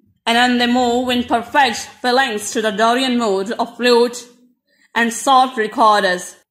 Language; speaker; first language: English; non-native, local second language; Urdu